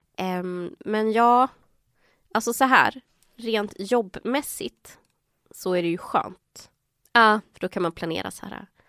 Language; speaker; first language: Swedish; early bilingual, other home language; Spanish